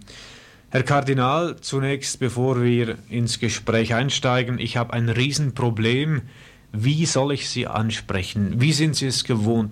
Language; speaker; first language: German; native; German